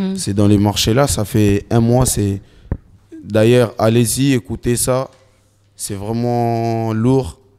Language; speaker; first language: French; non-native, local second language; Lingala